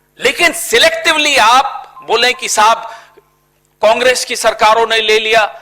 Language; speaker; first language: Hindi; native; Hindi